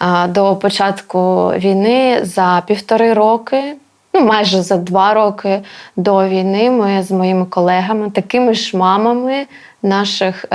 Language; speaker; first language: Ukrainian; non-native, local second language; Russian